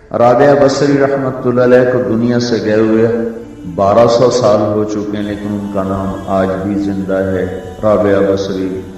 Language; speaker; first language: Urdu; non-native, local second language; Punjabi